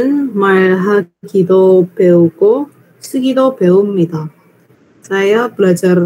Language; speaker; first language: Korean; non-native, learner; Indonesian